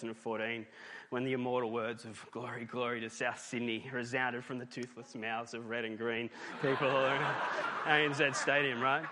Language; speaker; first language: English; native; English